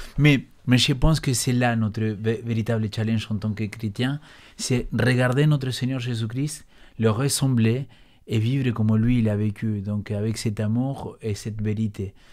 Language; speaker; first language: French; non-native, fluent; Spanish